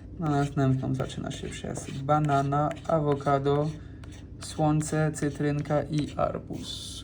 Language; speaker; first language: Polish; non-native, fluent; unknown